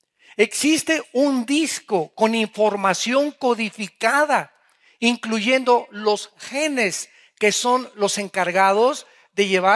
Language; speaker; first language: Spanish; native; Spanish